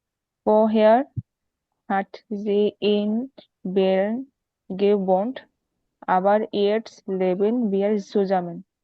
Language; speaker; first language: German; non-native, learner; Bangla